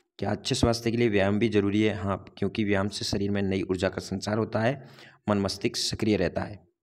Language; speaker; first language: Hindi; native; Hindi